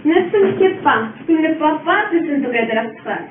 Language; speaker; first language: French; non-native, learner; Spanish